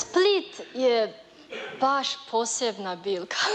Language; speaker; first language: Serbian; non-native, learner; Chinese